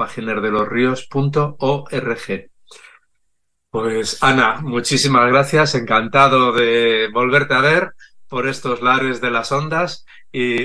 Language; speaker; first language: Spanish; native; Spanish